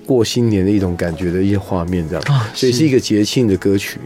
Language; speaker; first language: Chinese; non-native, local second language; Hakka Chinese